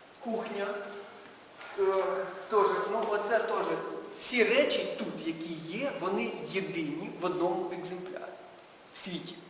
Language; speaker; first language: Ukrainian; native; Ukrainian